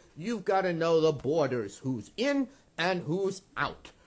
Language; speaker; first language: English; native; English